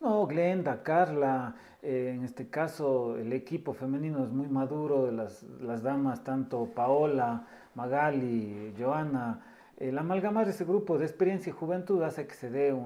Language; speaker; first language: Spanish; native; Spanish